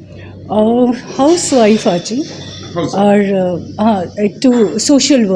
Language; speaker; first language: Hindi; non-native, local second language; Bangla